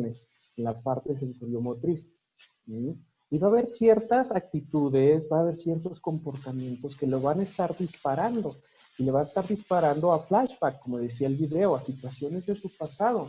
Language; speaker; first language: Spanish; native; Spanish